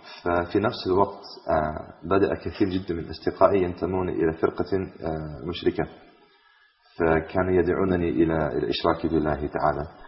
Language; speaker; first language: Arabic; non-native, fluent; English